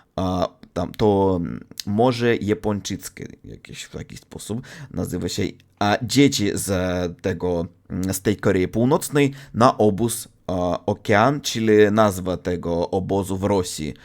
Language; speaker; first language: Polish; non-native, fluent; Russian